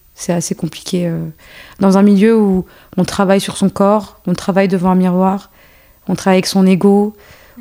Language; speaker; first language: French; native; French